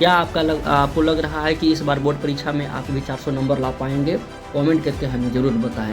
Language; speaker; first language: Hindi; native; Hindi